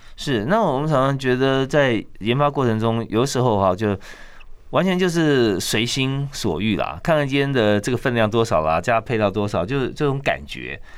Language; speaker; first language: Chinese; native; Chinese